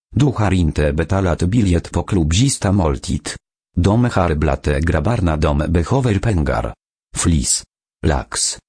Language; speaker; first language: Swedish; early bilingual, other home language; Persian